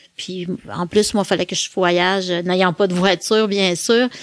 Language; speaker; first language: French; native; French